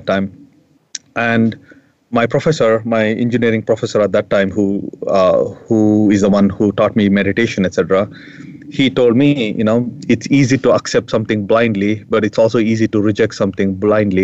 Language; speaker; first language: English; non-native, local second language; Kannada